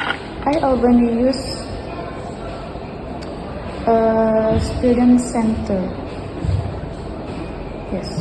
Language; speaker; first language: English; non-native, fluent; Indonesian